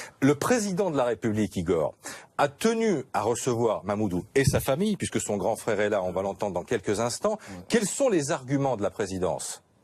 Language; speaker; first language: French; native; French